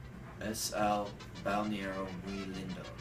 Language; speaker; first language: Spanish; non-native, learner; English